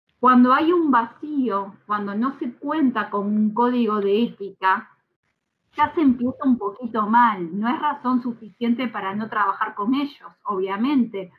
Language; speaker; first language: Spanish; native; Spanish